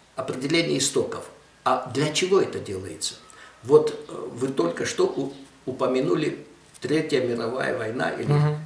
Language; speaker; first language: Russian; non-native, local second language; Armenian